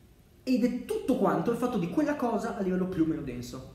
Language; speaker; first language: Italian; native; Italian